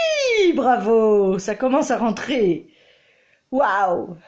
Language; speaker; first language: French; native; French